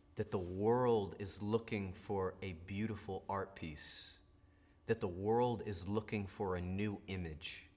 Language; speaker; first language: English; native; English